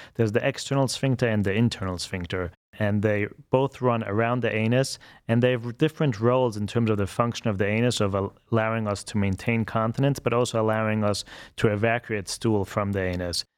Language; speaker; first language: English; non-native, fluent; German